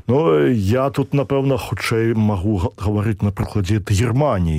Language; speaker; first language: Polish; non-native, learner; Belarusian